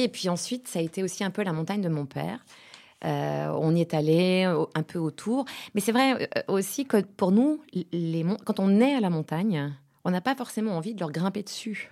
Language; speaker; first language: French; native; French